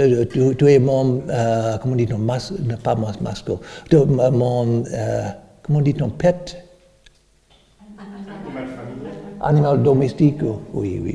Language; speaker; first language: French; non-native, fluent; English